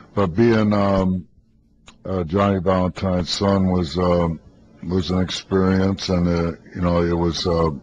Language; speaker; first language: English; native; English